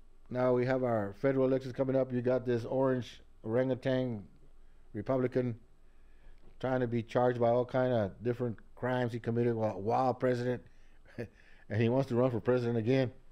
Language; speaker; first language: English; early bilingual, other home language; Spanish